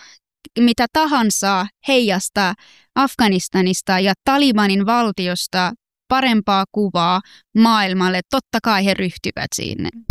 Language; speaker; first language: Finnish; early bilingual, other home language; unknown